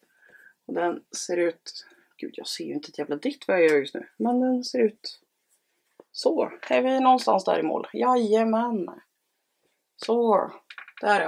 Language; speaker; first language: Swedish; native; Swedish